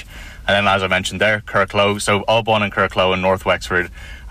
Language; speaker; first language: English; native; English